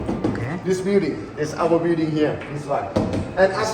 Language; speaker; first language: English; non-native, learner; Thai